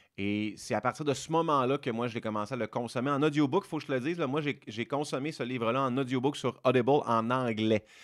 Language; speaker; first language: French; native; French